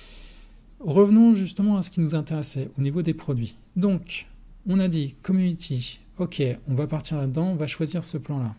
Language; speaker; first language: French; native; French